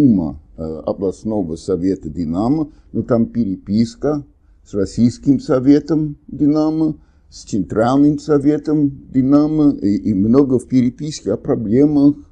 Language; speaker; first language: Russian; non-native, fluent; English